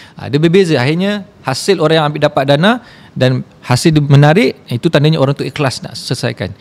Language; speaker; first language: Malay; native; Malay